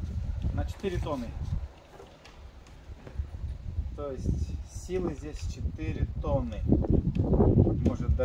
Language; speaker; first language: Russian; native; Russian